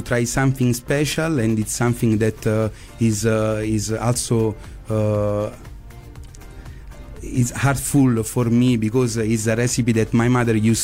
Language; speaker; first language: English; non-native, fluent; Italian